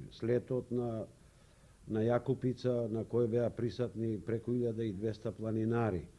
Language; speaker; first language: Macedonian; native; Macedonian